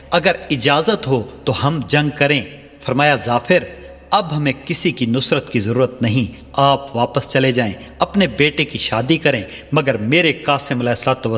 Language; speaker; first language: Urdu; non-native, local second language; Saraiki